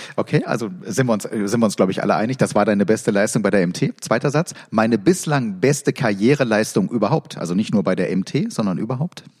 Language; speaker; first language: German; native; German